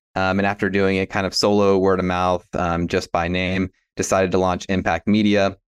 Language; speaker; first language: English; native; English